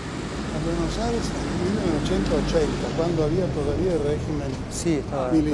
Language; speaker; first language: Spanish; non-native, fluent; Italian